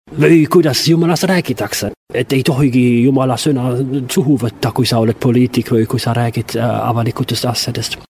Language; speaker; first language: Estonian; non-native, fluent; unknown